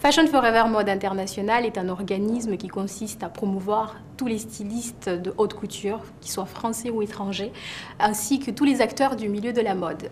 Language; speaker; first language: French; native; French